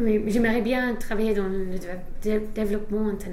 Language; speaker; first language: French; non-native, fluent; English